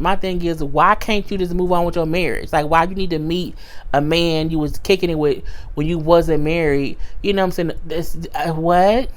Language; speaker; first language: English; native; English